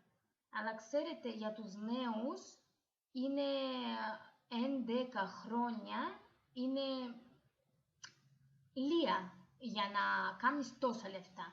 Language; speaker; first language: Greek; non-native, fluent; Ukrainian